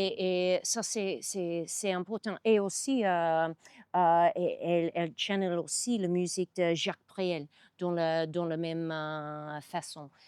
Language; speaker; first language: French; non-native, learner; English